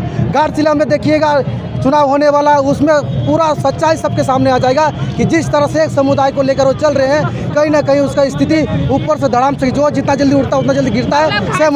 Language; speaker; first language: Hindi; native; Hindi